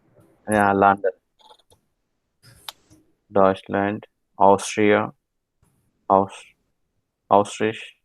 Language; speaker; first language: German; non-native, learner; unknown